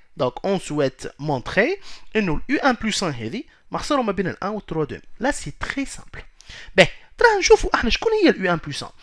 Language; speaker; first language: French; non-native, local second language; Arabic